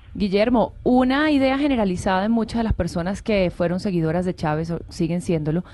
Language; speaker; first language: Spanish; native; Spanish